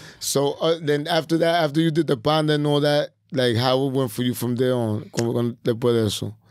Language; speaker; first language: English; early bilingual, other home language; Spanish